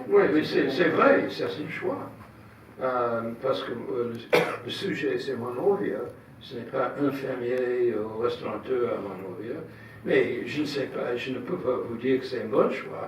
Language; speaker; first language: French; non-native, fluent; English